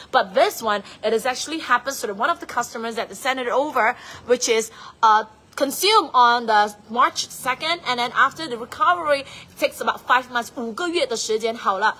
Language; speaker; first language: English; non-native, local second language; Chinese